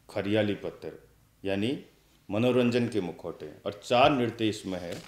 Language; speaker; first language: Hindi; native; Hindi